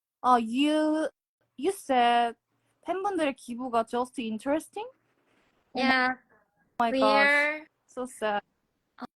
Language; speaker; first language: English; non-native, learner; Korean